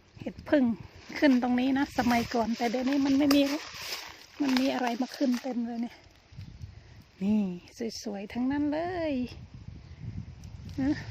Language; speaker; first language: Thai; native; Thai